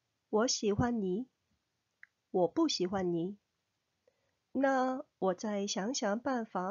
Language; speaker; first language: Chinese; non-native, fluent; Korean